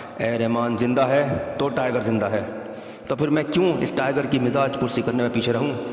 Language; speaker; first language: Urdu; native; Urdu